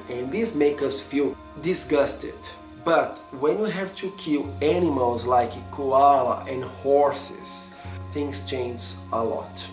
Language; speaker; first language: English; non-native, fluent; Portuguese